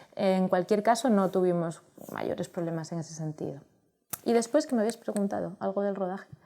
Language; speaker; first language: Spanish; native; Spanish